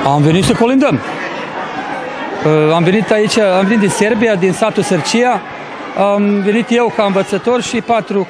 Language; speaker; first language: Romanian; early bilingual, heritage; Romanian